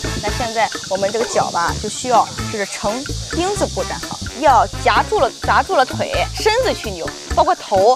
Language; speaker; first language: Chinese; native; Chinese